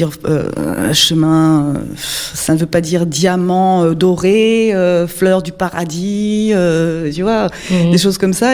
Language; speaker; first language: French; native; French